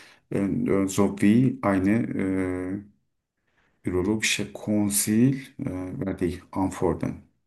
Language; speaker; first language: German; non-native, learner; Turkish